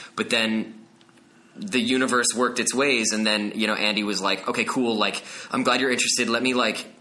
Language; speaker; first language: English; native; English